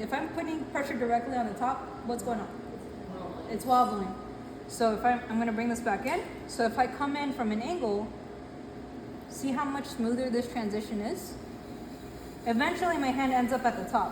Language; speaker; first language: English; native; English